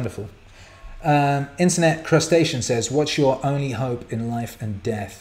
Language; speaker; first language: English; native; English